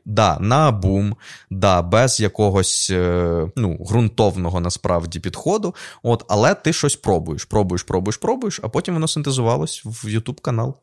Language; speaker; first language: Ukrainian; non-native, local second language; Russian